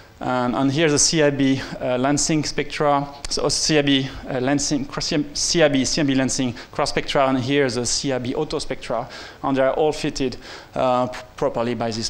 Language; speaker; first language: English; non-native, fluent; French